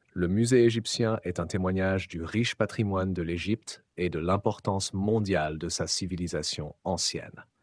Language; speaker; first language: French; non-native, fluent; Arabic